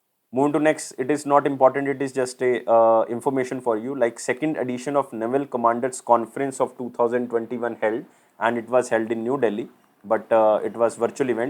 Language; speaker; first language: English; non-native, local second language; Hindi